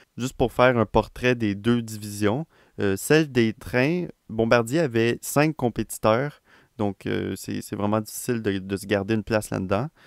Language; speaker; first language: French; native; French